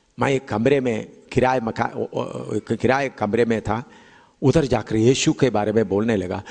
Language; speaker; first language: Hindi; non-native, local second language; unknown